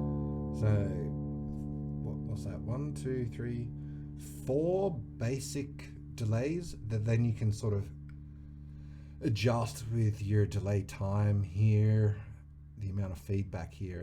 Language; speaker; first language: English; native; English